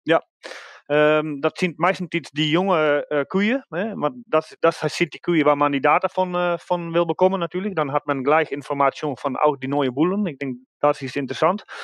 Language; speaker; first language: German; non-native, learner; Dutch